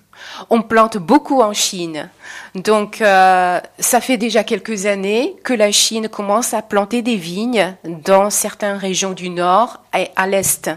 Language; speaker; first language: French; non-native, fluent; Chinese